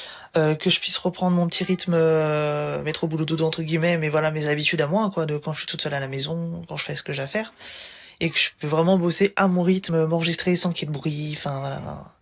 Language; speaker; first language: French; native; French